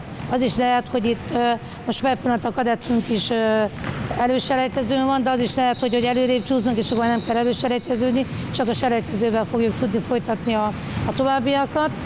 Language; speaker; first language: Hungarian; native; Hungarian